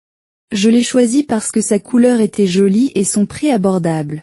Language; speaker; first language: French; non-native, learner; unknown